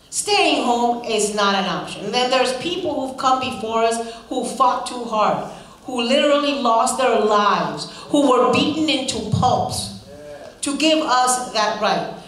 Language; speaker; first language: English; non-native, fluent; Spanish